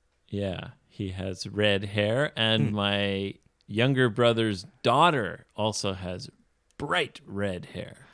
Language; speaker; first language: English; native; English